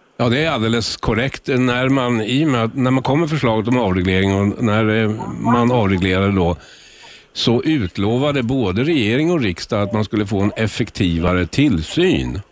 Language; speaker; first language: Swedish; native; Swedish